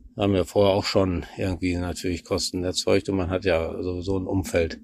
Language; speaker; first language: German; native; German